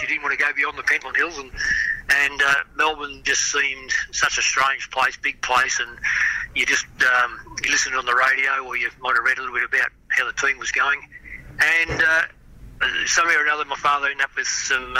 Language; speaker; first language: English; native; English